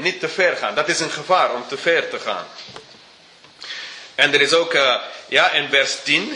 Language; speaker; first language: Dutch; non-native, fluent; English